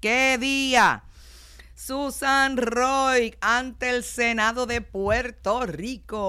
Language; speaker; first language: Spanish; native; Spanish